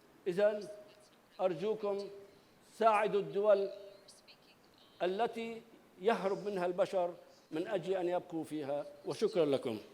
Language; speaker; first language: Arabic; native; Arabic